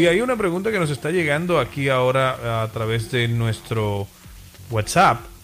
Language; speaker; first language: Spanish; native; Spanish